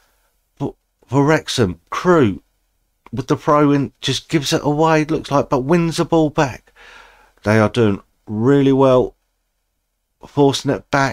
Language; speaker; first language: English; native; English